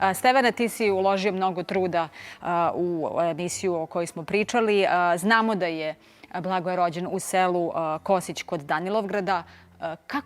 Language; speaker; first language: Serbian; native; Serbian